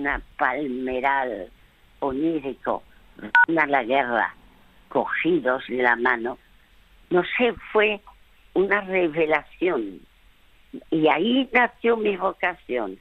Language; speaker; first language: Spanish; early bilingual, other home language; French